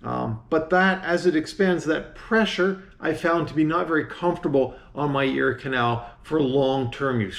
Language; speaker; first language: English; native; English